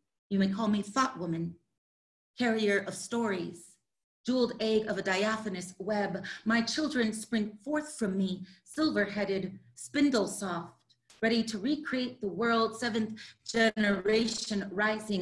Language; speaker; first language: English; native; English